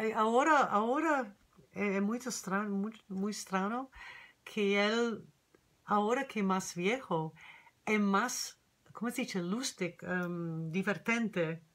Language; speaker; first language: Spanish; non-native, learner; English